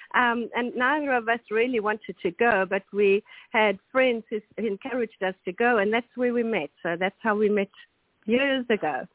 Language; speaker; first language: English; non-native, local second language; German